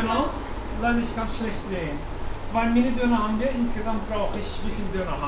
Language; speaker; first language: German; non-native, fluent; Turkish